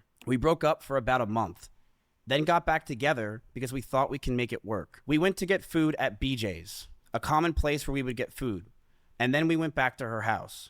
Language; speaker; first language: English; native; English